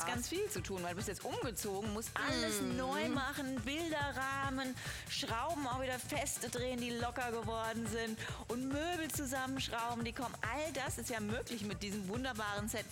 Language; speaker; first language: German; native; German